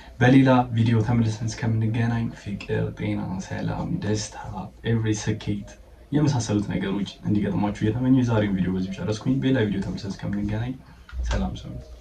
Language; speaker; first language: Amharic; native; Amharic